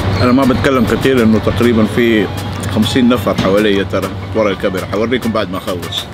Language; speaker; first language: Arabic; native; Arabic